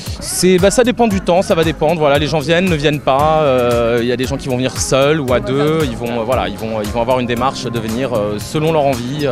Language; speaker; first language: French; native; French